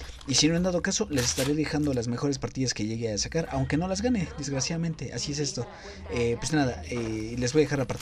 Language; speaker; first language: Spanish; native; Spanish